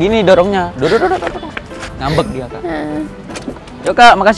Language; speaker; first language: Indonesian; native; Indonesian